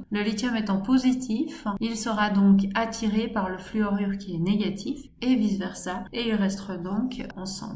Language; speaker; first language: French; native; French